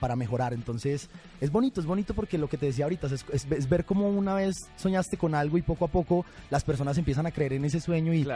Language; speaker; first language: Spanish; native; Spanish